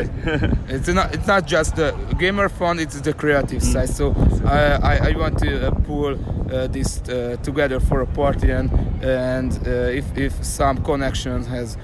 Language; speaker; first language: English; non-native, learner; Hungarian